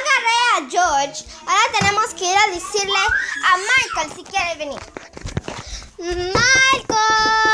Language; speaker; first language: Spanish; early bilingual, heritage; Spanish